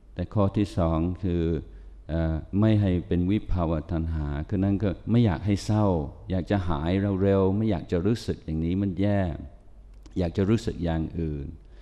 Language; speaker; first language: Thai; non-native, fluent; English